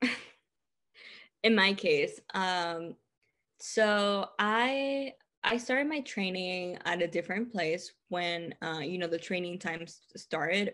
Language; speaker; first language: English; non-native, fluent; Spanish